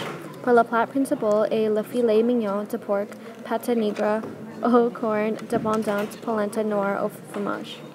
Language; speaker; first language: French; non-native, learner; English